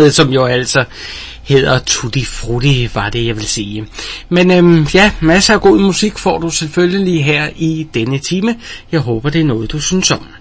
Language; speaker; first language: Danish; native; Danish